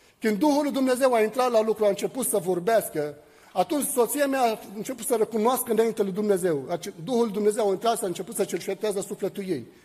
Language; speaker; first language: Romanian; non-native, fluent; Arabic